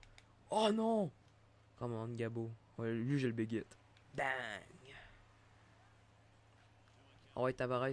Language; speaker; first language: French; native; French